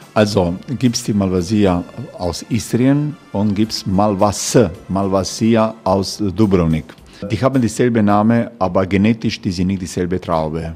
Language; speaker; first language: German; non-native, learner; Croatian